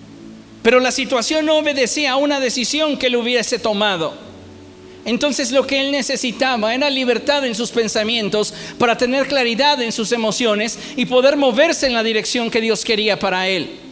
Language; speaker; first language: Spanish; native; Spanish